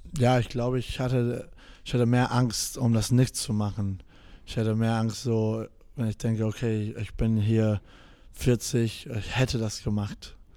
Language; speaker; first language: German; non-native, fluent; English